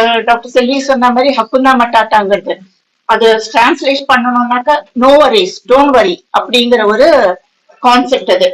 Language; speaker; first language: Tamil; native; Tamil